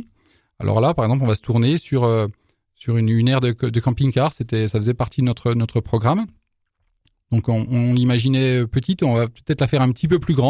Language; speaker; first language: French; native; French